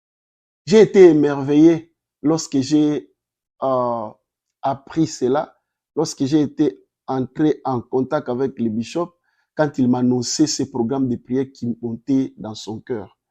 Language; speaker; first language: French; non-native, local second language; Lingala